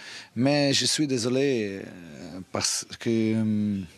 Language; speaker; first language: French; non-native, learner; Portuguese